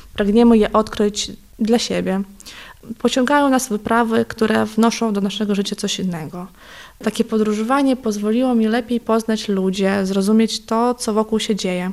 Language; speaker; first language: Polish; non-native, fluent; Ukrainian